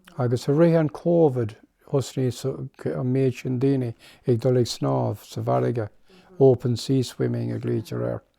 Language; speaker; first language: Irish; non-native, local second language; English